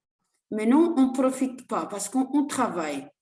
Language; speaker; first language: French; non-native, learner; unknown